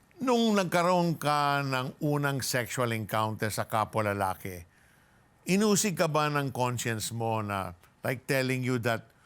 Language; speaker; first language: Filipino; native; Filipino